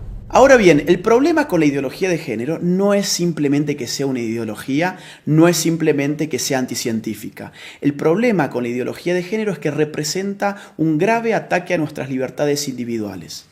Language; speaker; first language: Spanish; native; Spanish